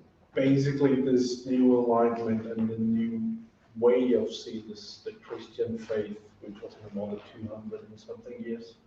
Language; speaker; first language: English; non-native, fluent; Portuguese